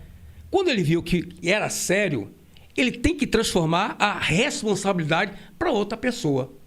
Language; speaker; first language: Portuguese; native; Portuguese